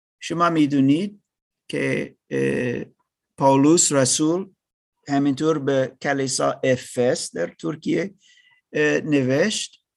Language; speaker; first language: Persian; non-native, learner; English